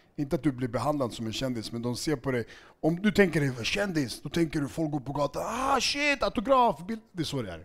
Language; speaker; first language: Swedish; early bilingual, other home language; Serbian